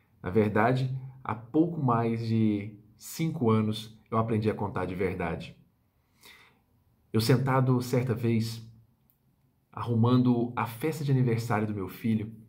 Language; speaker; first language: Portuguese; native; Portuguese